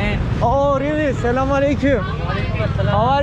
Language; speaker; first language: English; non-native, learner; Turkish